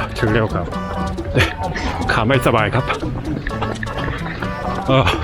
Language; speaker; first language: Thai; non-native, learner; Korean